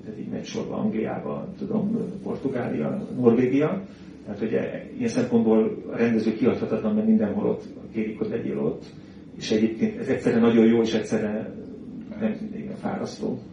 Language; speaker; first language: Hungarian; native; Hungarian